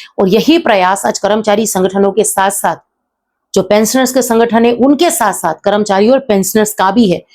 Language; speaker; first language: Hindi; native; Hindi